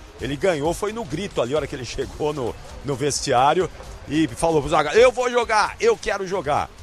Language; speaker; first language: Portuguese; native; Portuguese